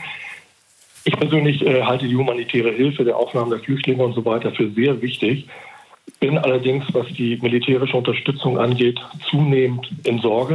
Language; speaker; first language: German; native; German